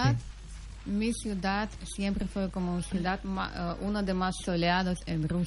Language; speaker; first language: Spanish; non-native, fluent; Russian